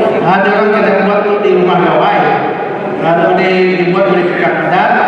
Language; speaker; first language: Malay; non-native, local second language; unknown